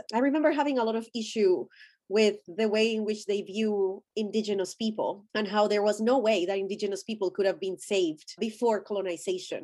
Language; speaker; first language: English; non-native, fluent; Spanish